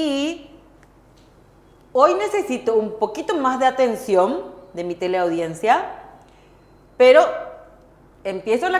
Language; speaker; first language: Spanish; non-native, fluent; Korean